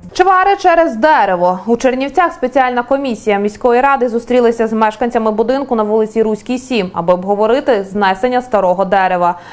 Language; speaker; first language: Ukrainian; native; Ukrainian